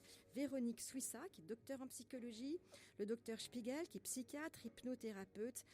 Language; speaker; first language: French; native; French